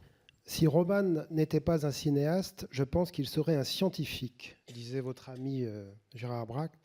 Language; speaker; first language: French; native; French